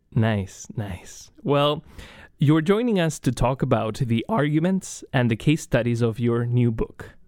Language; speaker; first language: English; non-native, fluent; Spanish